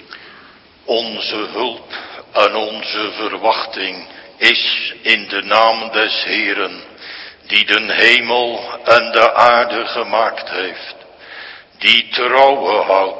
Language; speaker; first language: Dutch; native; Dutch